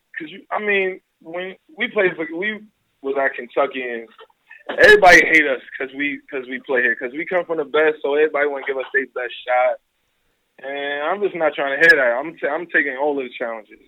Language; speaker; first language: English; native; English